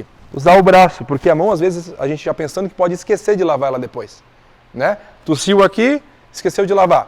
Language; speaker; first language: Portuguese; native; Portuguese